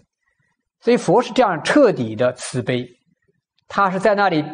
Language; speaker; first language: Chinese; native; Chinese